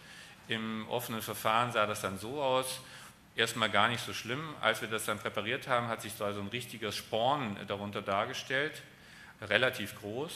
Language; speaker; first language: German; native; German